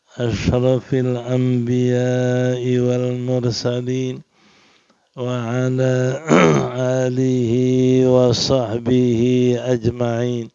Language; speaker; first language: Arabic; non-native, fluent; Indonesian